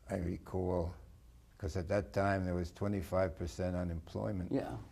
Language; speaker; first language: English; native; English